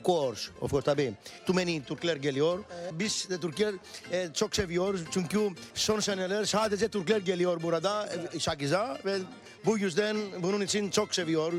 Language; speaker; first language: Turkish; non-native, learner; Greek